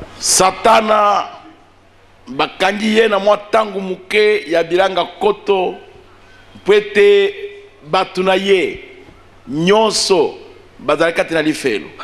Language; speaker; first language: Lingala; native; Lingala